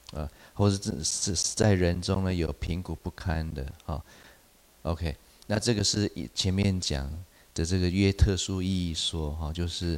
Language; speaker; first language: Chinese; native; Chinese